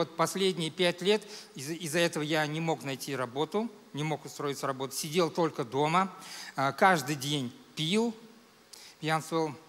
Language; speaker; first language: Russian; native; Russian